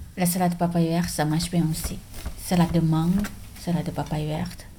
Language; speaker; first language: French; non-native, learner; Thai